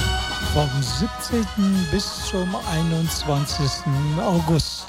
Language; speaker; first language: German; native; German